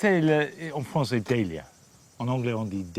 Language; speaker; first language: French; non-native, learner; English